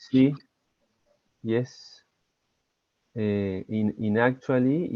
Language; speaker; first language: English; non-native, learner; Spanish